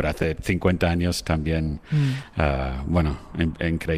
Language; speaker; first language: Spanish; non-native, fluent; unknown